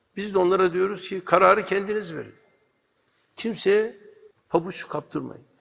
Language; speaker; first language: Turkish; native; Turkish